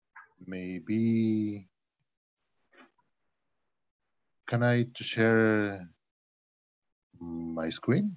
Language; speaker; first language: English; non-native, learner; Spanish